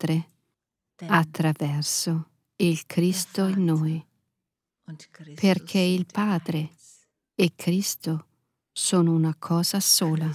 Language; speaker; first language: Italian; native; Italian